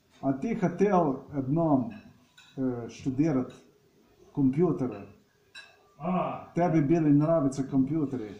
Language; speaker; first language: Russian; non-native, learner; Slovenian